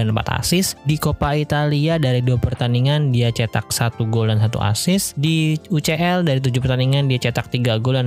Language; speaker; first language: Indonesian; native; Indonesian